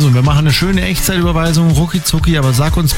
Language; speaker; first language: German; native; German